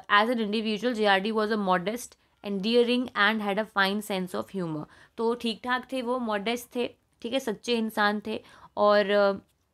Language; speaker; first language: Hindi; native; Hindi